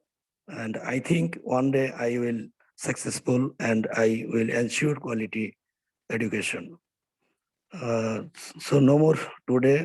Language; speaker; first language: English; non-native, learner; Bangla